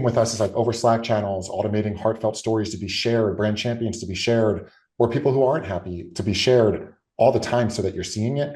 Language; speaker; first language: English; native; English